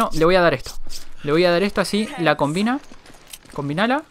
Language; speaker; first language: Spanish; native; Spanish